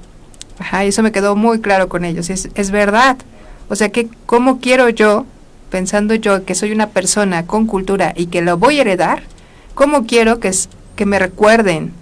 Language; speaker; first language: Spanish; native; Spanish